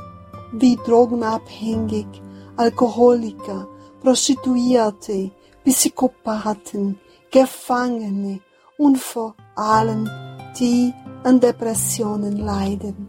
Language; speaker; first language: German; non-native, fluent; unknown